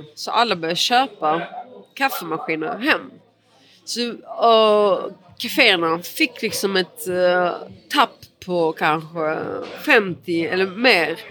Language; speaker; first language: Swedish; early bilingual, other home language; Portuguese